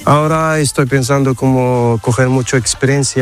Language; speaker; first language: Spanish; non-native, learner; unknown